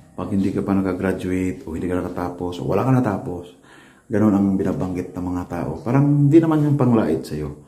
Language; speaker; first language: Filipino; non-native, local second language; Waray